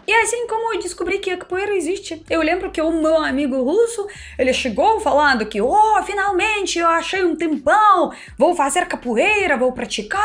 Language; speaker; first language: Portuguese; non-native, fluent; Russian